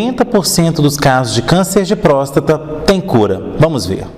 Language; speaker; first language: Portuguese; native; Portuguese